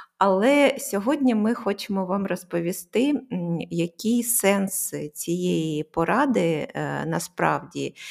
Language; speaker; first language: Ukrainian; non-native, local second language; Russian